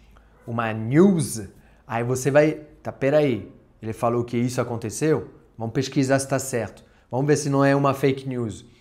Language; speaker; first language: Portuguese; non-native, fluent; French